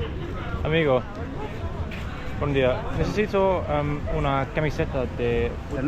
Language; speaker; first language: Spanish; non-native, learner; English